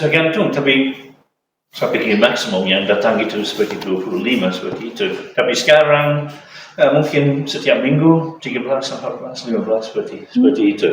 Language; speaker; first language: Indonesian; non-native, fluent; English